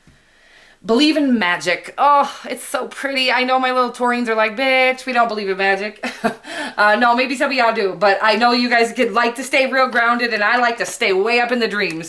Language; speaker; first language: English; native; English